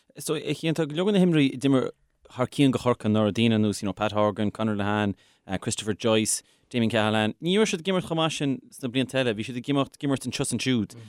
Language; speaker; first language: Irish; non-native, local second language; English